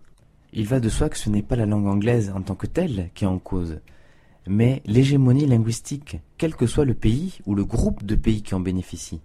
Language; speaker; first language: French; native; French